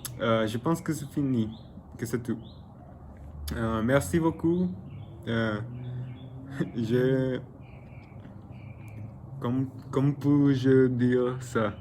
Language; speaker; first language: French; non-native, learner; Spanish